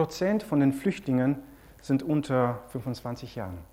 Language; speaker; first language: German; non-native, fluent; Romanian